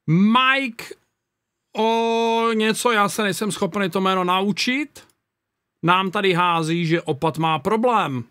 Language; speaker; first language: Czech; native; Czech